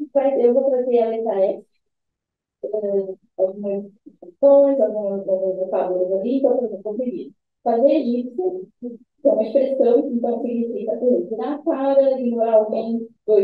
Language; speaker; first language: Portuguese; native; Portuguese